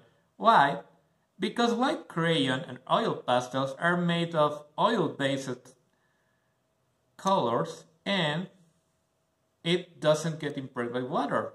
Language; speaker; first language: English; non-native, learner; Spanish